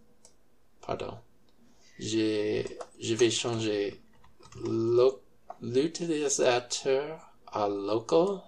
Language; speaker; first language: French; non-native, fluent; English